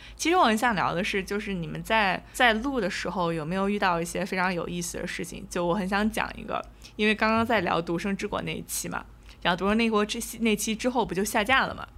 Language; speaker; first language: Chinese; native; Chinese